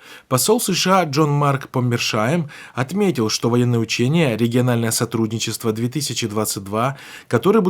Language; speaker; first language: Russian; native; Russian